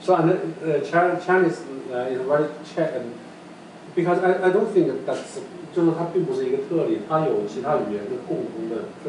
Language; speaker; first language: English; non-native, learner; Chinese